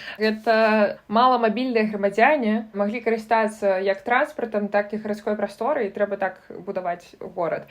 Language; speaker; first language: Belarusian; non-native, local second language; Russian